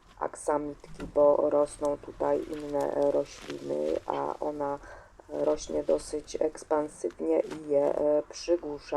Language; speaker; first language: Polish; native; Polish